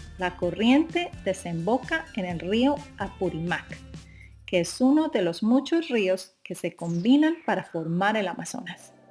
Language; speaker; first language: Spanish; native; Spanish